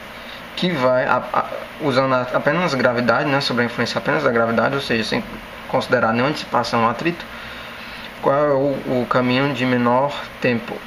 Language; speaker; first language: Portuguese; native; Portuguese